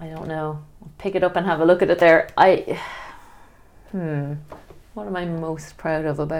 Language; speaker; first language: English; native; English